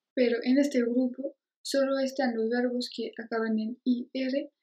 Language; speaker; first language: Spanish; non-native, fluent; French